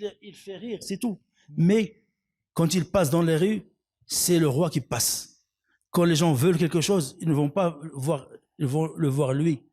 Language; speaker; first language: French; non-native, local second language; Arabic